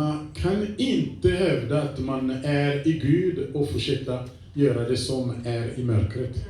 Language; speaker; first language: Swedish; non-native, fluent; French